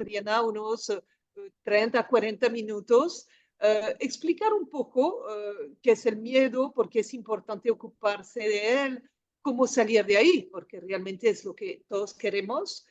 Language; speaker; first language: Spanish; non-native, fluent; French